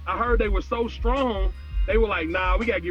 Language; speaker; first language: English; native; English